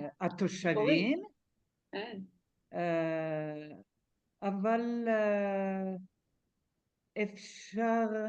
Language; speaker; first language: Hebrew; non-native, learner; French